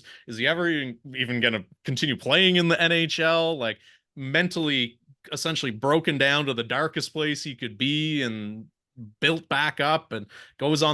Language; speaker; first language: English; native; English